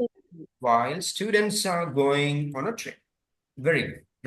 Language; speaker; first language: English; non-native, fluent; Tamil